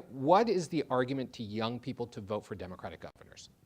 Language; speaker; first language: English; native; English